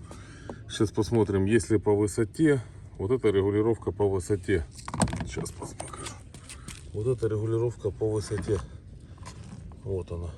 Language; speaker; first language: Russian; native; Russian